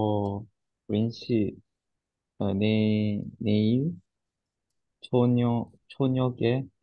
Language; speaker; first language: Korean; non-native, learner; Japanese